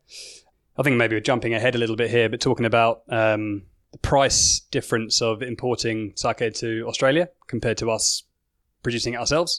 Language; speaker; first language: English; native; English